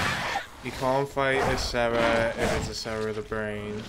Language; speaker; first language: English; native; English